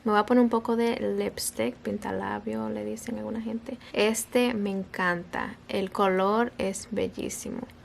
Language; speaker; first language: Spanish; early bilingual, other home language; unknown